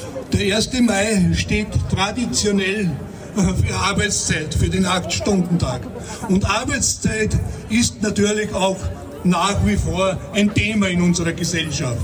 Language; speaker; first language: German; native; German